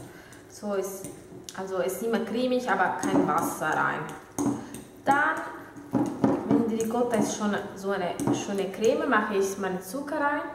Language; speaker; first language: German; non-native, learner; Italian